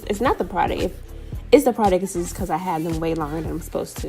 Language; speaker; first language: English; native; English